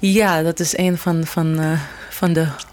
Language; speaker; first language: Dutch; non-native, fluent; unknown